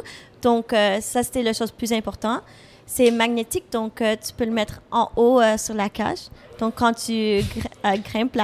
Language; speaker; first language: French; non-native, fluent; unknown